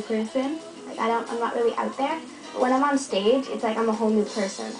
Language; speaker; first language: English; native; English